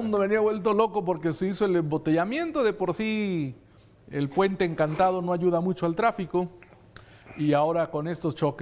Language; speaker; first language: Spanish; native; Spanish